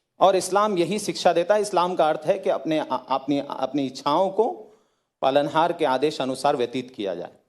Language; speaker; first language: Hindi; native; Hindi